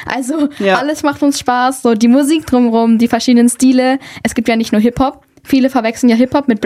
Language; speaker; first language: German; native; German